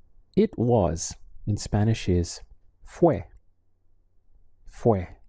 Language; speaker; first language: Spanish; non-native, fluent; English